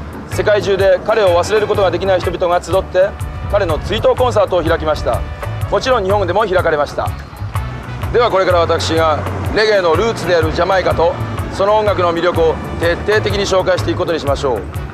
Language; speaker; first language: Japanese; native; Japanese